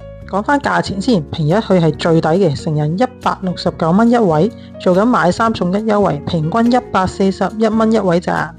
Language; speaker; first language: Chinese; native; Chinese